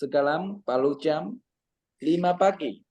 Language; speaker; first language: Indonesian; non-native, learner; Chinese